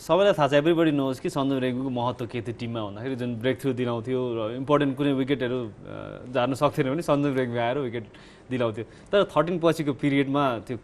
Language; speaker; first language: Nepali; native; Nepali